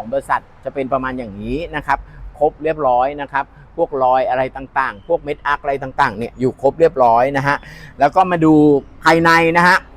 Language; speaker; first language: Thai; native; Thai